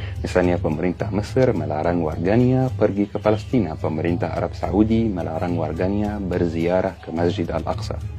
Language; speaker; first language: Malay; non-native, fluent; Arabic